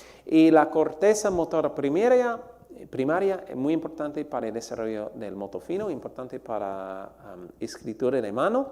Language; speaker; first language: Spanish; non-native, fluent; English